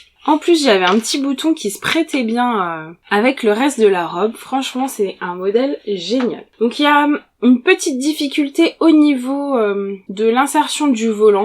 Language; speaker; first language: French; native; French